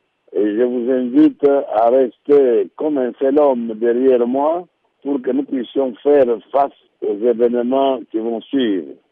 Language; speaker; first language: French; non-native, local second language; Lingala